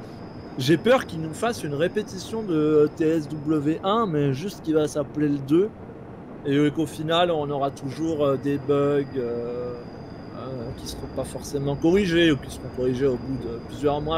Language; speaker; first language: French; native; French